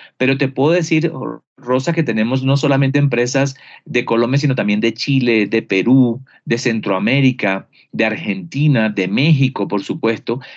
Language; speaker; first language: Spanish; native; Spanish